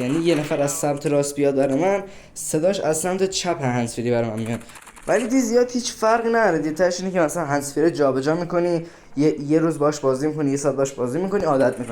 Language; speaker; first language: Persian; native; Persian